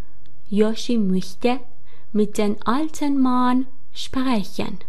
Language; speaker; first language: German; non-native, fluent; Persian